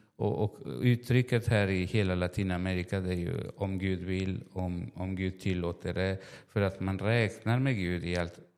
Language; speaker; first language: Swedish; non-native, fluent; Spanish